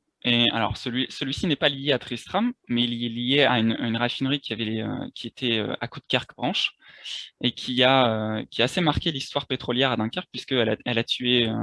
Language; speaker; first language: French; native; French